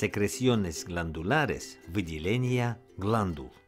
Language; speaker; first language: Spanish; non-native, fluent; Russian